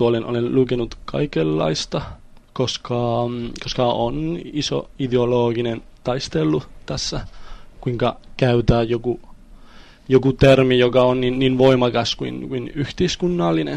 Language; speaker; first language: Finnish; non-native, fluent; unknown